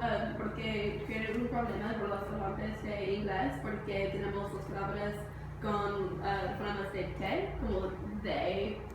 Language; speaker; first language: Spanish; non-native, learner; English